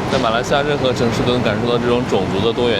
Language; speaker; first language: Chinese; native; Chinese